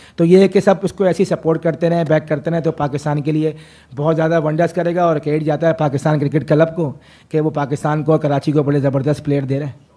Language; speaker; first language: Urdu; native; Urdu